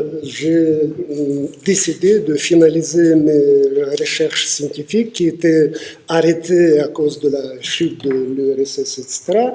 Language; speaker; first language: French; non-native, fluent; Russian